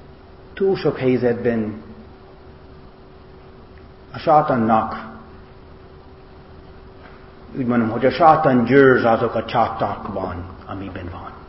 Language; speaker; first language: Hungarian; non-native, learner; English